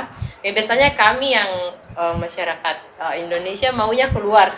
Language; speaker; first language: Indonesian; native; Indonesian